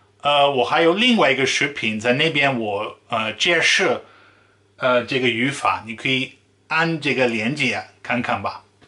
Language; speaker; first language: Chinese; non-native, fluent; Dutch